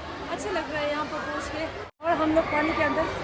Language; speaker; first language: Hindi; non-native, fluent; Tibetan